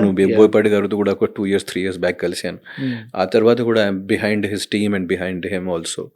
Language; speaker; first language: Telugu; non-native, fluent; Hindi